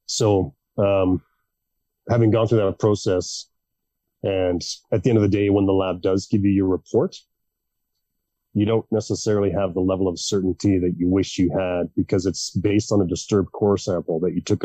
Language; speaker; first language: English; native; English